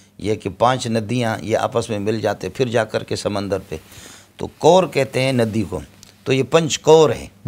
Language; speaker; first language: Urdu; non-native, local second language; Brahui